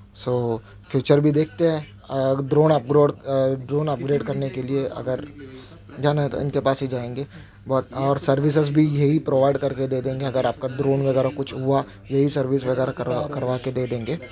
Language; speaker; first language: Hindi; non-native, local second language; Marathi